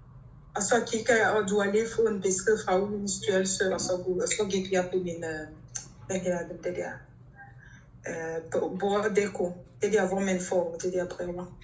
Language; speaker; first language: Danish; non-native, local second language; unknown